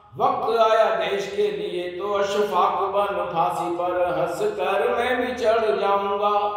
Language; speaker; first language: Hindi; native; Hindi